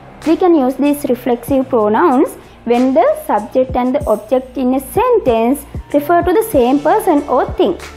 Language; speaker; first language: English; non-native, local second language; Sinhala